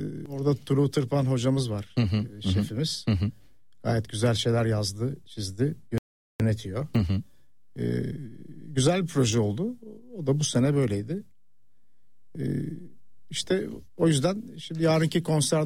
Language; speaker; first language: Turkish; native; Turkish